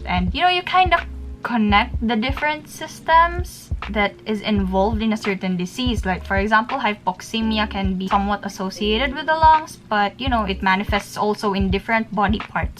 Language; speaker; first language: English; non-native, local second language; Filipino